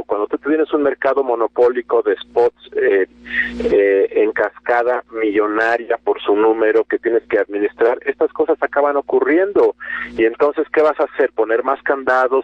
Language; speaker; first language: Spanish; native; Spanish